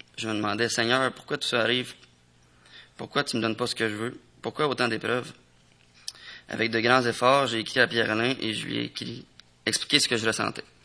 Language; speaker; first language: French; native; French